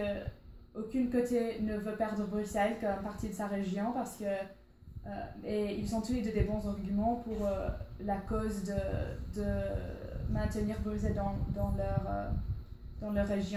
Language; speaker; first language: French; non-native, learner; English